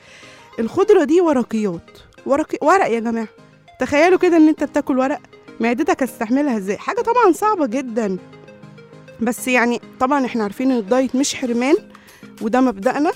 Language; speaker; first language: Arabic; native; Arabic